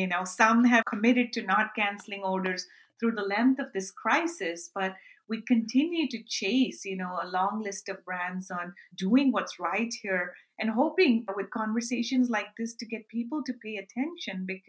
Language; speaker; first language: English; non-native, local second language; Urdu